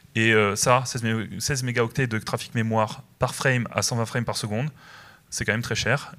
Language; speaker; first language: French; native; French